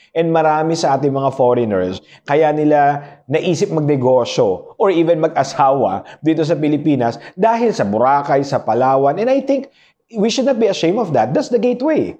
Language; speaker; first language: Filipino; non-native, local second language; Pampanga